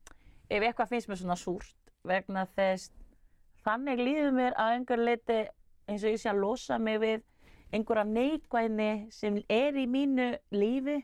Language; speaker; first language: Icelandic; non-native, fluent; Spanish